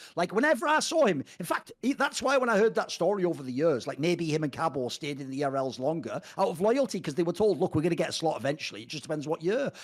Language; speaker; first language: English; native; English